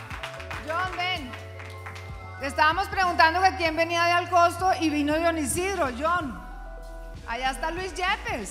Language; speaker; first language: Spanish; native; Spanish